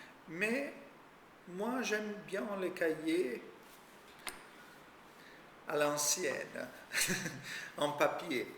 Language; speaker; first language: French; non-native, fluent; Portuguese